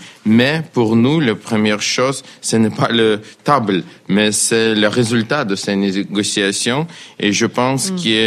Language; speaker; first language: French; non-native, fluent; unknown